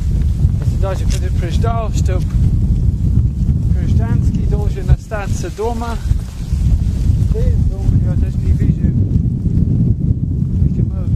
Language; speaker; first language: Russian; non-native, learner; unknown